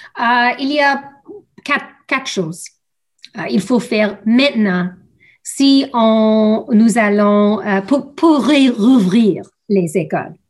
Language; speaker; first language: French; non-native, learner; English